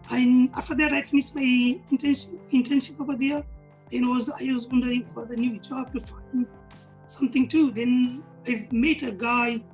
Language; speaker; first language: English; non-native, local second language; Nepali